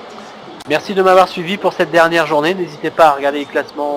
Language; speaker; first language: French; native; French